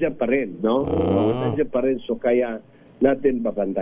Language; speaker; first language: Filipino; native; Filipino